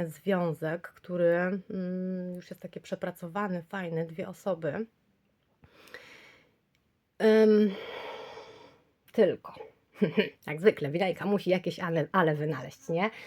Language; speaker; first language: Polish; native; Polish